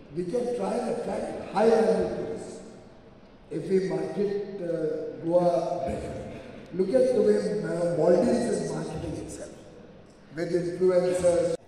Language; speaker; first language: English; non-native, local second language; Hindi